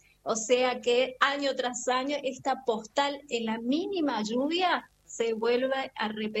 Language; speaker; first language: Spanish; native; Spanish